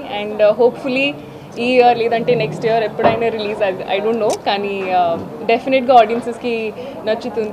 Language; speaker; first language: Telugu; non-native, local second language; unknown